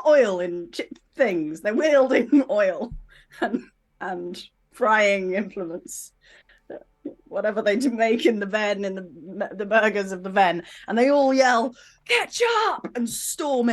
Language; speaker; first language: English; native; English